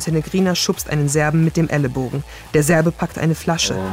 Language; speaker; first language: German; native; German